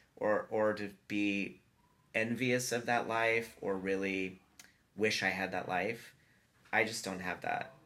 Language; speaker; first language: English; native; English